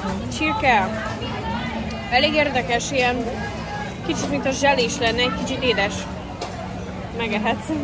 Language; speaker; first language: Hungarian; early bilingual, heritage; Hungarian